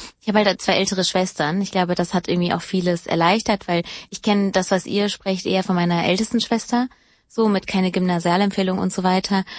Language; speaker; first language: German; early bilingual, other home language; Italian